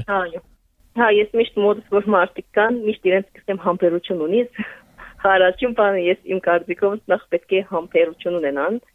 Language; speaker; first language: Armenian; early bilingual, heritage; Armenian